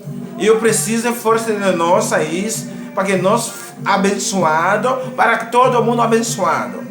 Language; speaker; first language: Portuguese; non-native, learner; Haitian Creole